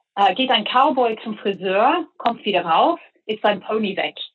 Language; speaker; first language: German; non-native, fluent; English